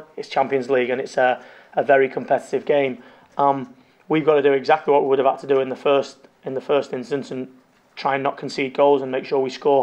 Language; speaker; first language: English; native; English